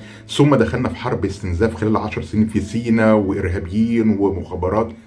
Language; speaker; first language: Arabic; native; Arabic